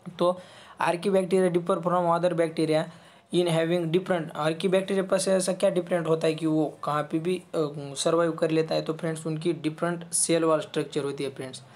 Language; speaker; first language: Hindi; non-native, local second language; Marathi